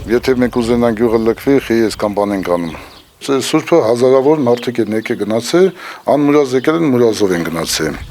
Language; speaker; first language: Armenian; non-native, local second language; Kurdish